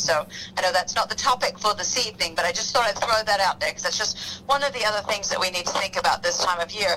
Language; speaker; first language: English; native; English